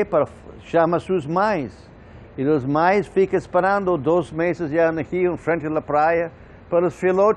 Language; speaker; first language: Portuguese; non-native, fluent; English